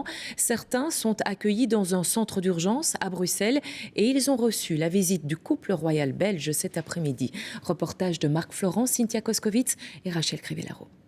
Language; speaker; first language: French; native; French